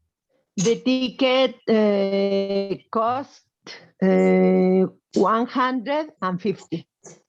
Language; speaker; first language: English; non-native, learner; Spanish